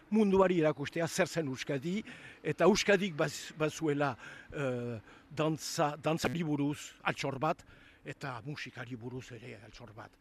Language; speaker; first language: Basque; native; Basque